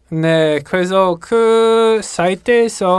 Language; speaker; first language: Korean; non-native, learner; English